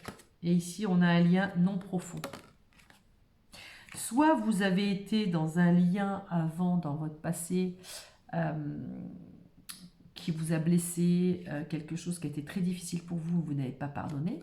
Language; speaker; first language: French; native; French